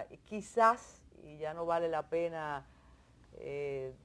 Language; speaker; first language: Spanish; native; Spanish